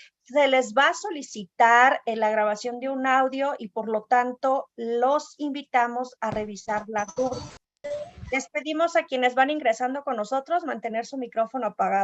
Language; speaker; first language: Spanish; native; Spanish